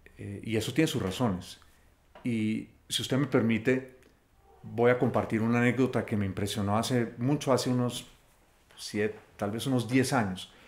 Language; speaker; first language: Spanish; native; Spanish